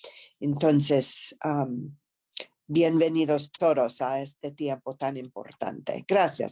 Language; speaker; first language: Spanish; non-native, fluent; English